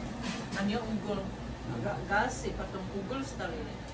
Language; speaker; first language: Russian; non-native, learner; Korean